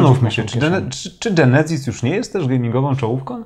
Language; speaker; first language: Polish; native; Polish